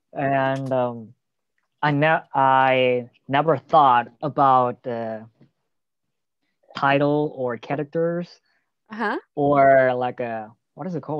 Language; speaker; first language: English; non-native, learner; Korean